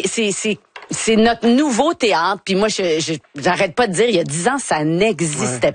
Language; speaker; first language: French; native; French